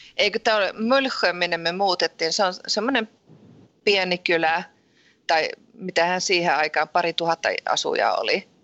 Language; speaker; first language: Finnish; early bilingual, heritage; Finnish